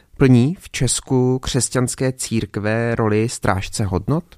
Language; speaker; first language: Czech; native; Czech